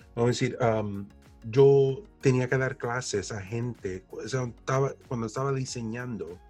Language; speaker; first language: Spanish; early bilingual, heritage; Spanish